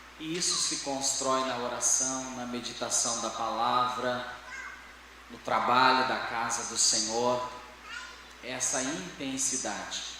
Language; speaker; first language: Portuguese; native; Portuguese